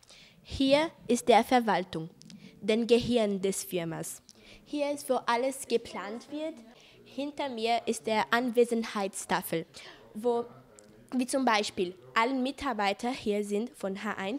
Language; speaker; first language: German; non-native, learner; Portuguese